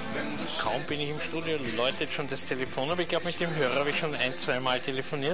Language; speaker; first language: German; native; German